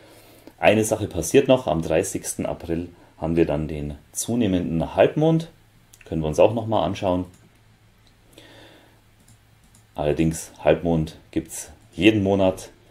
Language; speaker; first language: German; native; German